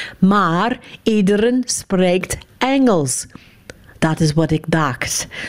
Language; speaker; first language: Dutch; non-native, fluent; English